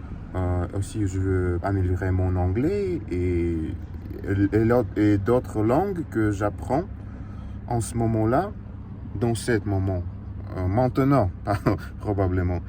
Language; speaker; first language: French; non-native, learner; Russian